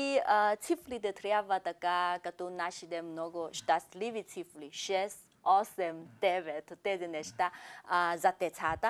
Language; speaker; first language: Bulgarian; non-native, fluent; Chinese